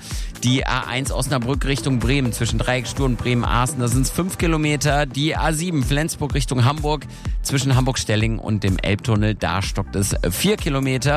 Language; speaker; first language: German; native; German